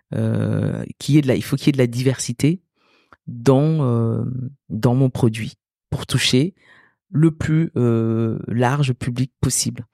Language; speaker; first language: French; early bilingual, other home language; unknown